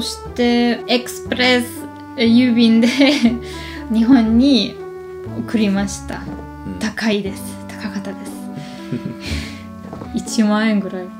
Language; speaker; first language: Japanese; non-native, learner; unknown